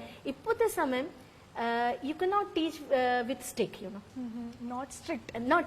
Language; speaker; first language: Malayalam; non-native, local second language; Bangla